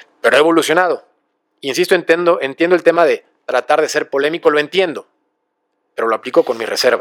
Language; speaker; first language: Spanish; native; Spanish